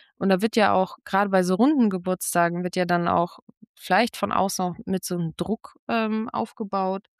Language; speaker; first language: German; native; German